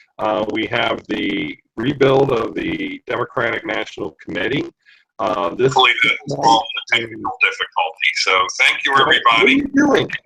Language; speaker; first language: English; native; English